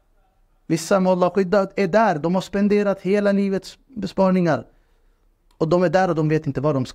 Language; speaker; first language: Swedish; non-native, fluent; Urdu